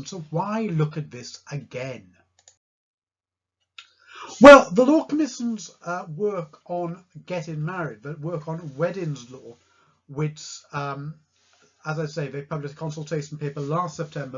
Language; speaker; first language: English; native; English